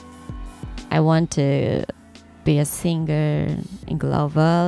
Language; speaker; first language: English; non-native, learner; Japanese